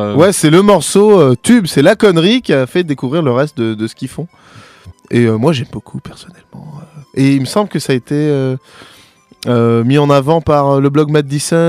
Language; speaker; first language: French; native; French